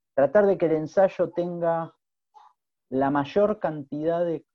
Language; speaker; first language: Spanish; native; Spanish